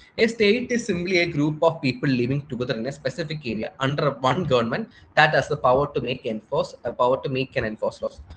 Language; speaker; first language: English; non-native, local second language; Malayalam